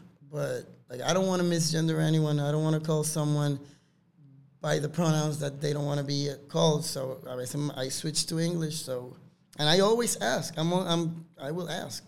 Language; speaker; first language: English; non-native, local second language; Spanish